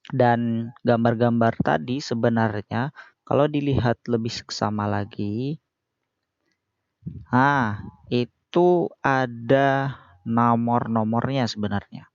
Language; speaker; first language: Indonesian; native; Indonesian